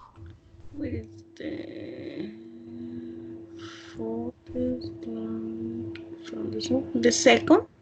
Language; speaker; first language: English; non-native, learner; Spanish